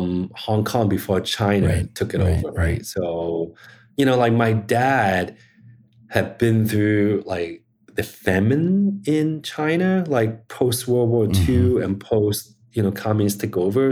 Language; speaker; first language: English; early bilingual, other home language; Chinese